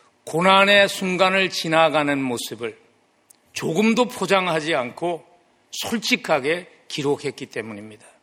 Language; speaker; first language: Korean; native; Korean